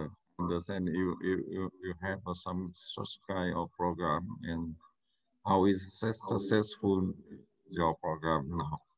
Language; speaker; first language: English; non-native, learner; Vietnamese